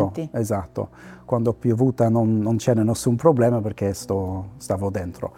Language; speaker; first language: Italian; non-native, fluent; English